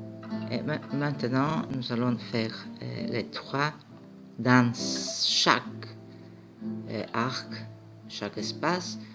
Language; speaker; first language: French; non-native, fluent; Greek